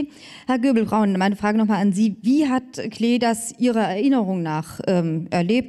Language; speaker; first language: German; native; German